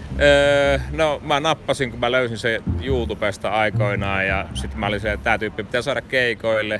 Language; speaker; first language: Finnish; native; Finnish